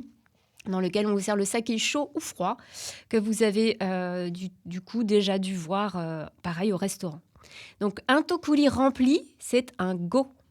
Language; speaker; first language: French; native; French